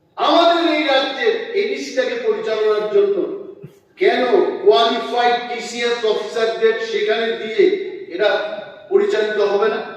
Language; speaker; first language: Bangla; non-native, local second language; Kok Borok